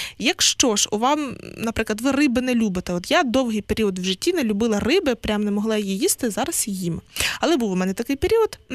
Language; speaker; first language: Ukrainian; native; Ukrainian